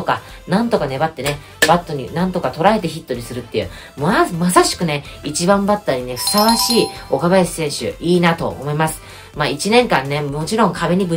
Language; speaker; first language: Japanese; native; Japanese